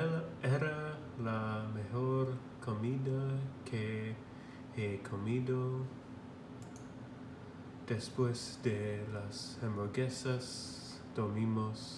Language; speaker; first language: Spanish; non-native, learner; English